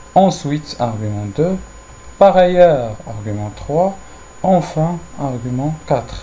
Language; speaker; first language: French; non-native, local second language; Arabic